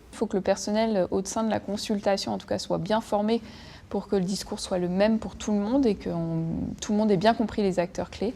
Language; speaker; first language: French; native; French